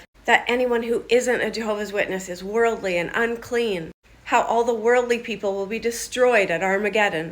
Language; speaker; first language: English; native; English